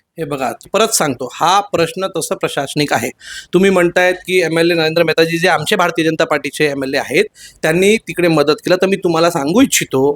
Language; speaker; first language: Marathi; non-native, local second language; Hindi